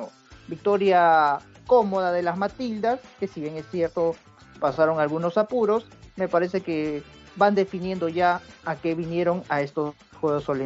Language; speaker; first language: Spanish; native; Spanish